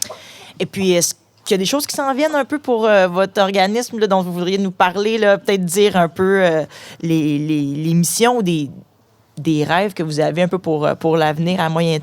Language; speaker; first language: French; native; French